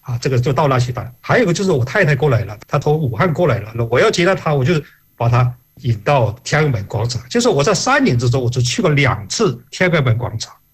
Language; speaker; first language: Chinese; non-native, local second language; Hakka Chinese